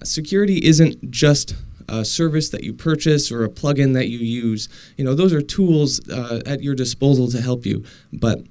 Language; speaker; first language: English; native; English